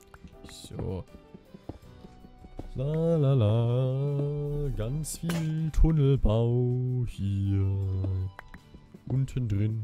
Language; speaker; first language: German; native; German